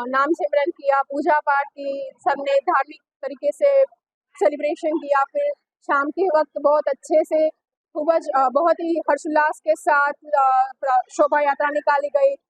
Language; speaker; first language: Hindi; non-native, local second language; Sindhi